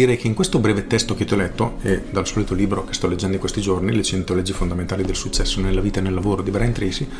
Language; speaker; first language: Italian; native; Italian